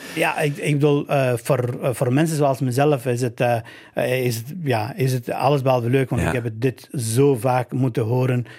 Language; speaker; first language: Dutch; non-native, fluent; Albanian